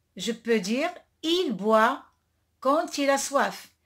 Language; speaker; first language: French; non-native, local second language; Arabic